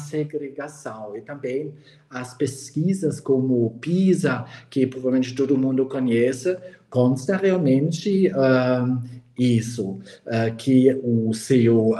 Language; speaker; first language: Portuguese; non-native, fluent; German